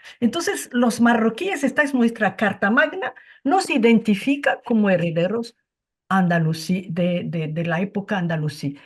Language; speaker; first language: Spanish; non-native, fluent; Arabic